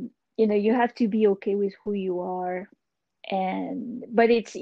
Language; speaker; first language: English; non-native, fluent; French